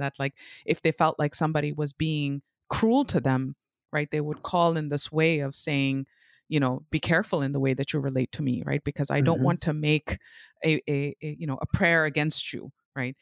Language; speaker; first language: English; non-native, local second language; Urdu